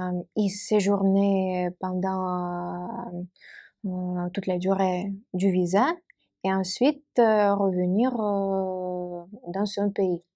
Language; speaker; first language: French; non-native, fluent; Russian